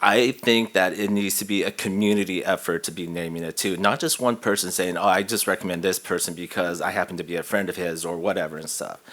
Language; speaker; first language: English; native; English